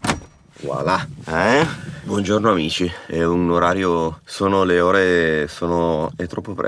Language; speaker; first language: Italian; native; Italian